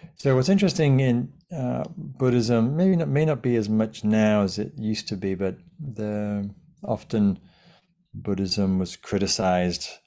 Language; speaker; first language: English; native; English